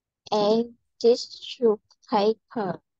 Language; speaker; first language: English; non-native, learner; Vietnamese